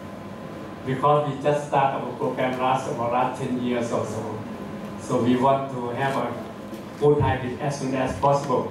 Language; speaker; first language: English; non-native, fluent; Thai